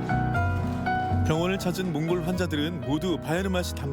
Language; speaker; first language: Korean; native; Korean